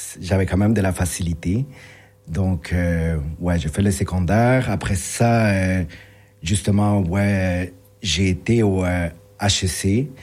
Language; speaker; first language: French; early bilingual, other home language; Spanish